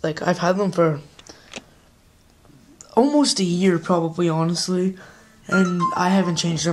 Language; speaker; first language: English; native; English